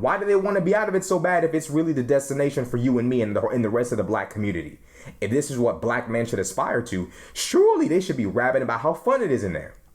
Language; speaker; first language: English; native; English